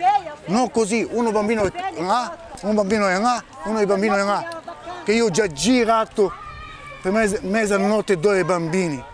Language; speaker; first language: Italian; non-native, learner; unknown